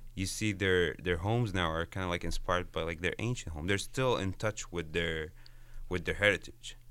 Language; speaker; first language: English; non-native, fluent; Arabic